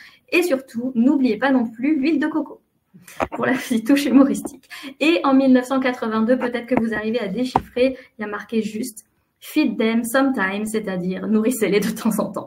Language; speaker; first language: French; native; French